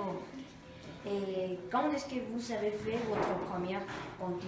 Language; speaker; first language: French; non-native, learner; Spanish